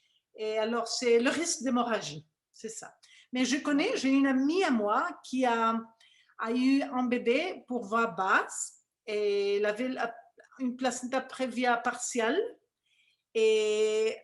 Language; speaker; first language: French; non-native, fluent; Spanish